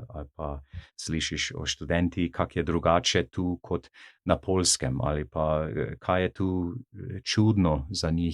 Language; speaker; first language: Slovenian; non-native, fluent; English